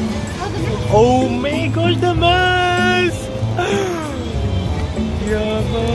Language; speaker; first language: English; non-native, local second language; Filipino